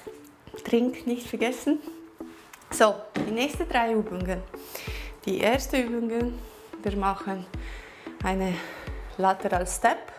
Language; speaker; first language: German; non-native, learner; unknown